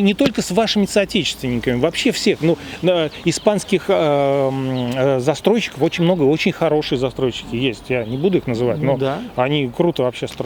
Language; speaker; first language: Russian; native; Russian